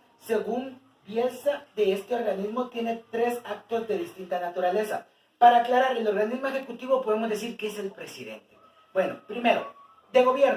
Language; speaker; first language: Spanish; native; Spanish